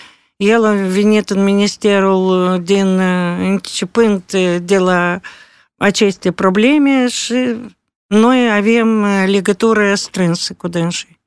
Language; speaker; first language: Romanian; non-native, local second language; Russian